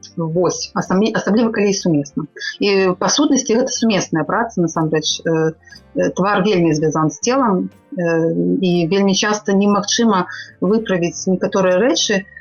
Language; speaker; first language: Belarusian; non-native, local second language; Russian